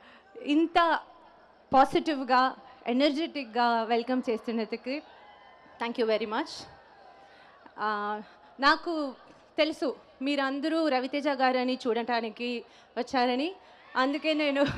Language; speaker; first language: Telugu; non-native, local second language; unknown